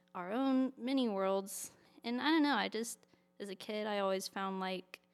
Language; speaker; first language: English; native; English